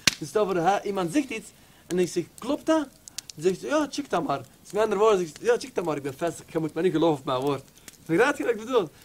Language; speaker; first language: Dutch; early bilingual, other home language; Arabic